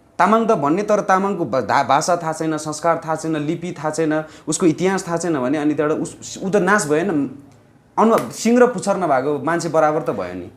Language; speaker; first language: Nepali; non-native, local second language; Eastern Tamang